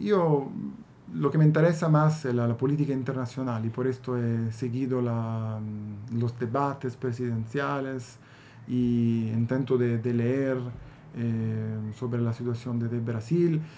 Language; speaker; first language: Portuguese; non-native, learner; Italian